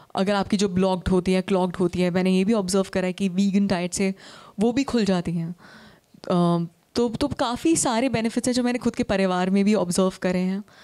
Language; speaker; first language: Hindi; native; Hindi